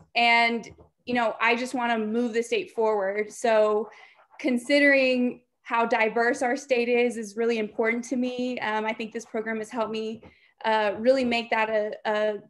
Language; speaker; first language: English; native; English